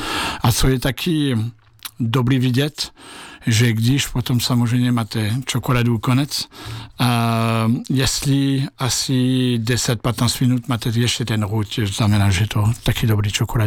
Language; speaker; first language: Czech; non-native, learner; French